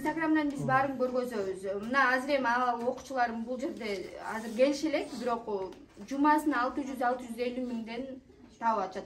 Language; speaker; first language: Kyrgyz; native; Kyrgyz